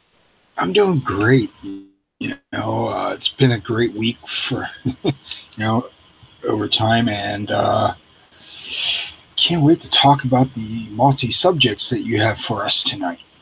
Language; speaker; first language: English; native; English